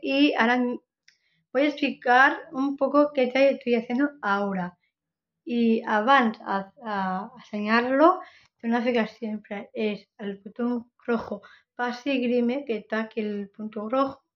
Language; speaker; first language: Spanish; non-native, local second language; Catalan